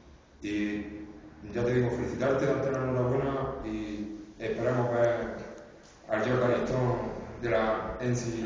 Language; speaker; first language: Spanish; native; Spanish